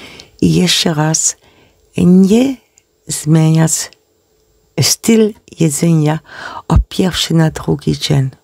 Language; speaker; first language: Polish; non-native, learner; Dutch